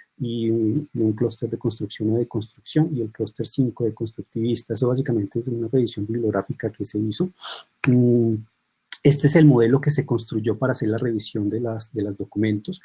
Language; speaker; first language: Spanish; native; Spanish